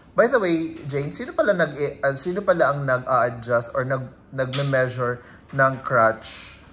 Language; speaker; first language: Filipino; non-native, local second language; Cebuano